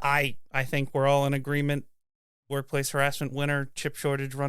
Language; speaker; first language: English; native; English